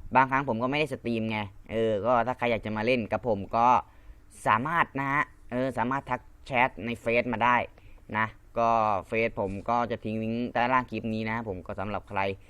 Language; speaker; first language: Thai; non-native, local second language; Lao